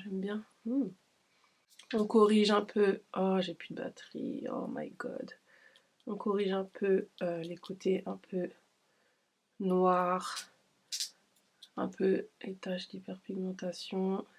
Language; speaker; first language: French; native; French